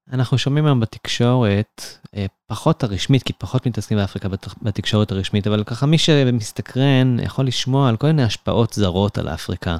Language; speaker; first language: Hebrew; native; Hebrew